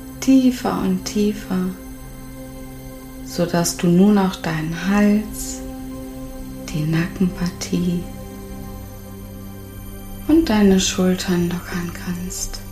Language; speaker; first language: German; native; German